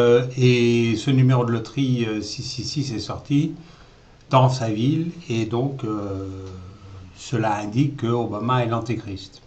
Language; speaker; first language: French; native; French